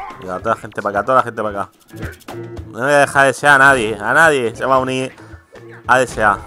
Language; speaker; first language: Spanish; native; Spanish